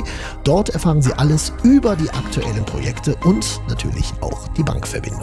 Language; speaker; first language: German; native; German